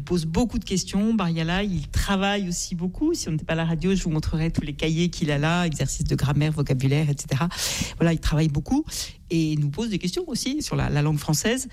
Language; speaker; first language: French; native; French